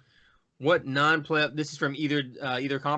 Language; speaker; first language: English; native; English